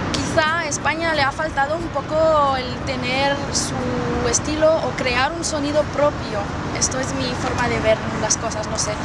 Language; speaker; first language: Spanish; non-native, fluent; French